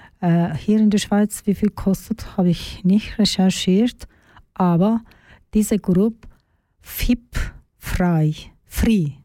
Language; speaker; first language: German; non-native, learner; Turkish